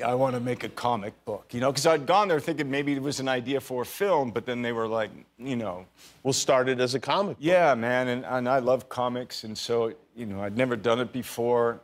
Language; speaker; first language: English; native; English